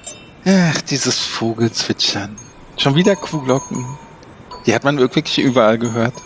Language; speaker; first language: German; native; German